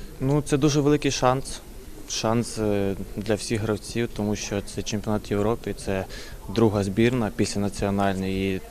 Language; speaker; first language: Ukrainian; non-native, local second language; Russian